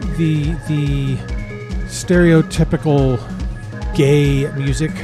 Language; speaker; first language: English; native; English